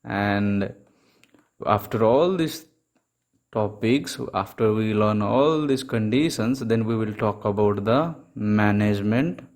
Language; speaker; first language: English; non-native, local second language; Nepali